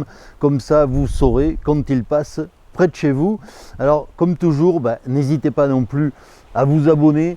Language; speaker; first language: French; native; French